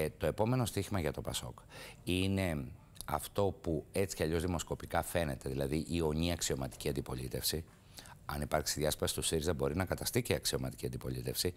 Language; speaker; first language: Greek; native; Greek